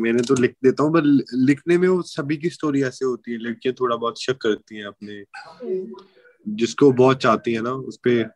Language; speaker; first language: Hindi; non-native, local second language; Punjabi